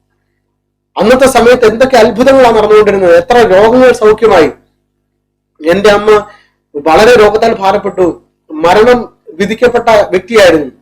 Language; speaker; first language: Malayalam; native; Malayalam